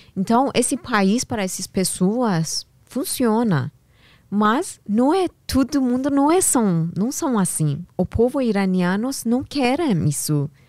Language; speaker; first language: Portuguese; non-native, learner; Persian